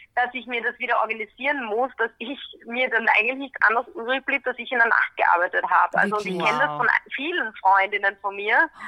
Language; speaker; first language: German; native; German